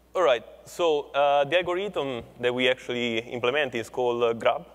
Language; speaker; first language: English; non-native, fluent; Italian